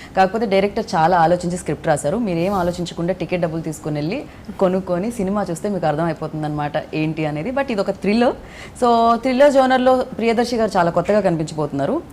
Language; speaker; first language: Telugu; native; Telugu